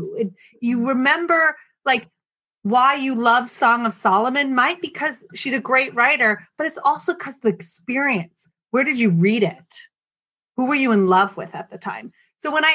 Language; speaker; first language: English; native; English